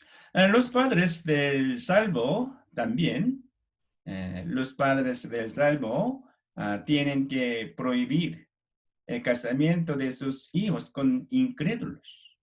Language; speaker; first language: Spanish; non-native, fluent; Korean